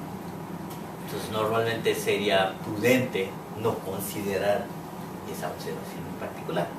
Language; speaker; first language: Spanish; non-native, fluent; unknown